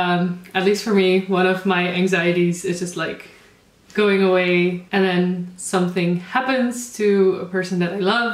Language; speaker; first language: English; non-native, fluent; Dutch